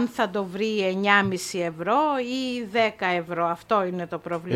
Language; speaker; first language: Greek; native; Greek